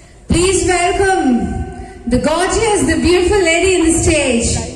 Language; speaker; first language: English; non-native, local second language; Bangla